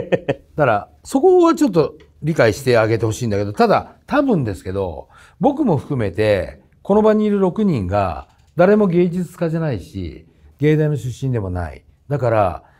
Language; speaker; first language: Japanese; native; Japanese